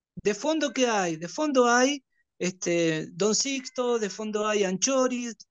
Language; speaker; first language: Spanish; native; Spanish